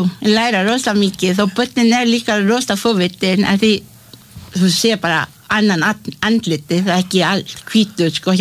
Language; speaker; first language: Icelandic; non-native, learner; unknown